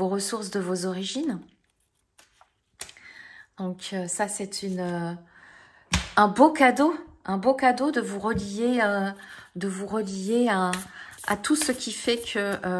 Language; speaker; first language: French; native; French